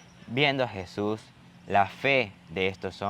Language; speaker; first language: Spanish; native; Spanish